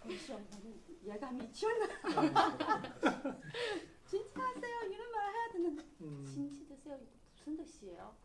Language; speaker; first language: Korean; non-native, learner; Chinese